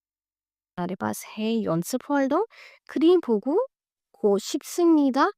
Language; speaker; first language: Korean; non-native, learner; Hindi